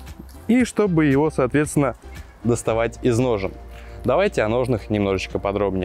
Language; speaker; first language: Russian; native; Russian